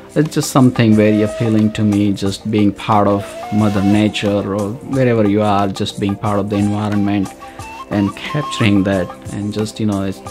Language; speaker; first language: English; non-native, local second language; Gujarati